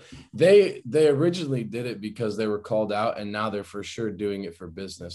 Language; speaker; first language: English; native; English